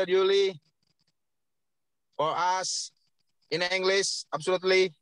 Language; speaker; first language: English; non-native, learner; Indonesian